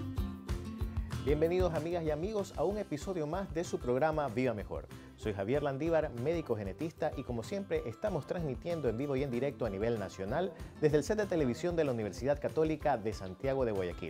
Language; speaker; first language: Spanish; native; Spanish